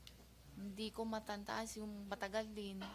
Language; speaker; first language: Filipino; non-native, learner; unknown